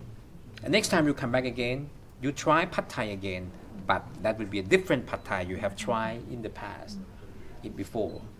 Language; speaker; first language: English; non-native, fluent; Thai